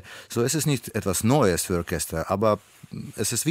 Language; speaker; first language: German; non-native, learner; Russian